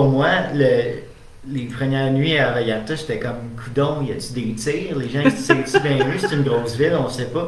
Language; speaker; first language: French; native; French